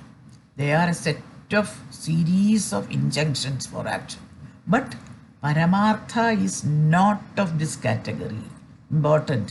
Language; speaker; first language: English; non-native, fluent; Malayalam